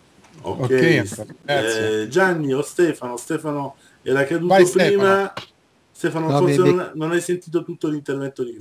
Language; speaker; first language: Italian; native; Italian